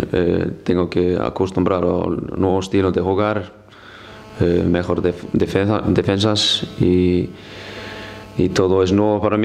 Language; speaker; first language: Spanish; non-native, fluent; Icelandic